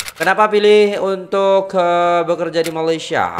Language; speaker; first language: Malay; non-native, fluent; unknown